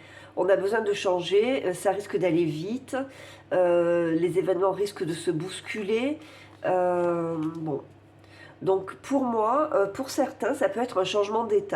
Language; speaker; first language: French; native; French